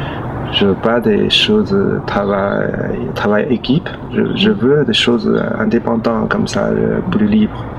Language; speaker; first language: French; non-native, learner; Chinese